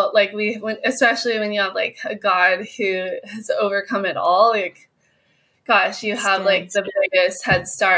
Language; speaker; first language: English; native; English